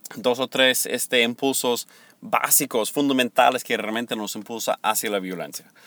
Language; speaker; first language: Spanish; non-native, fluent; English